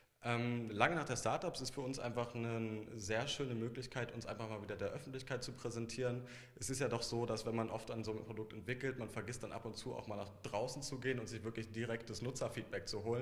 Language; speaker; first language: German; native; German